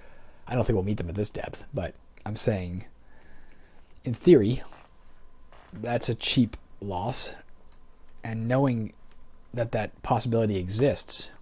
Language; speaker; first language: English; native; English